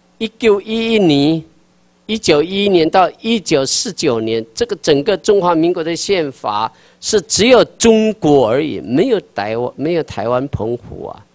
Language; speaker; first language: Chinese; non-native, local second language; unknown